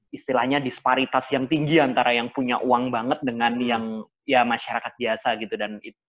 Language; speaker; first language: Indonesian; native; Indonesian